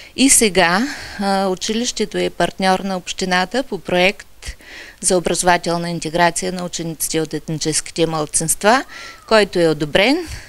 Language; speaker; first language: Bulgarian; native; Bulgarian